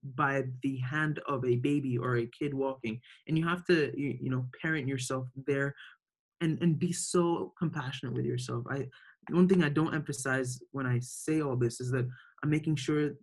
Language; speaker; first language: English; early bilingual, other home language; Arabic